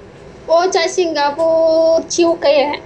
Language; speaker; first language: Chinese; non-native, learner; Indonesian